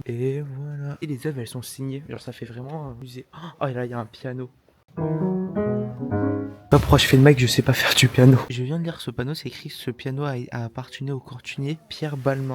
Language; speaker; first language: French; native; French